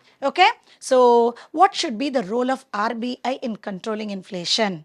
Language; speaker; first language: English; non-native, local second language; Tamil